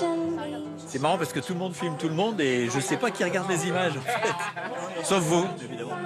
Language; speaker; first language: French; native; French